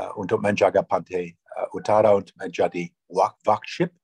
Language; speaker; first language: Indonesian; non-native, fluent; English